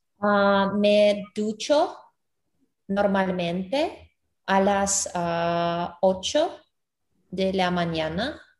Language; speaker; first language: Spanish; non-native, learner; English